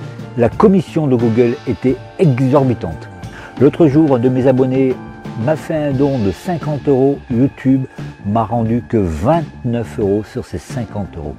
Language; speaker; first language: French; native; French